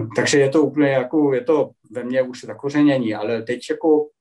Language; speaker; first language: Czech; non-native, fluent; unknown